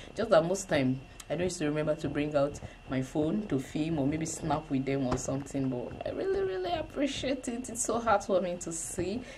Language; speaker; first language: English; non-native, local second language; Yoruba